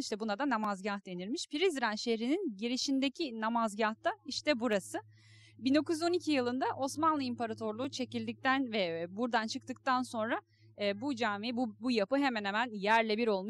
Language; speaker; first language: Turkish; native; Turkish